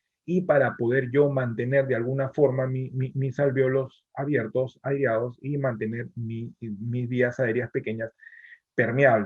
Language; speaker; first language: Spanish; native; Spanish